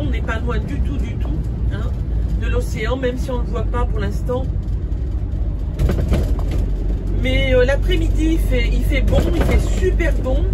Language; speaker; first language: French; native; French